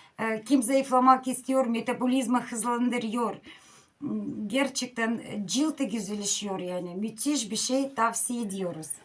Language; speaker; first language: Turkish; non-native, learner; Russian